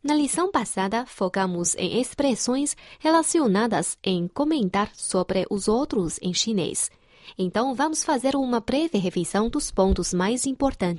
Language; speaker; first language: Portuguese; non-native, fluent; Chinese